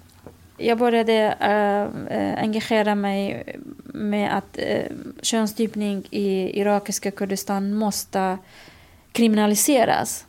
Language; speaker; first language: Swedish; non-native, fluent; Kurdish